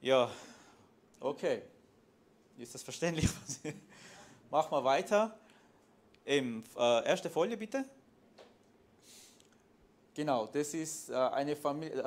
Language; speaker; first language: German; non-native, fluent; Armenian